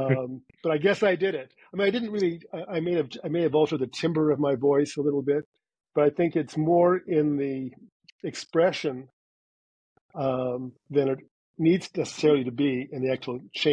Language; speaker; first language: English; native; English